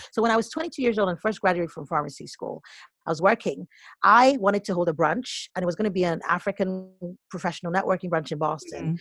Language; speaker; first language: English; native; English